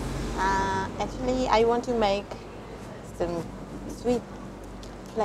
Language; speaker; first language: English; non-native, learner; Korean